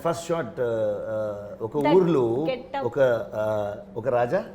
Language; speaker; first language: Telugu; non-native, learner; Kannada